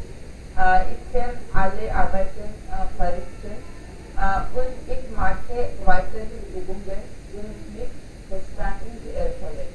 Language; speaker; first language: German; non-native, learner; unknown